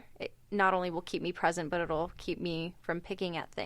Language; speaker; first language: English; native; English